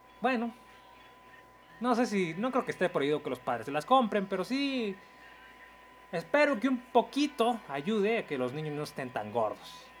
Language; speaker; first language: Spanish; native; Spanish